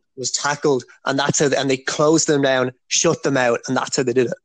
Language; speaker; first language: English; native; English